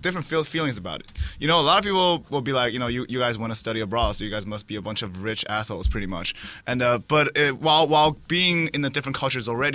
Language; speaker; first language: English; non-native, fluent; Chinese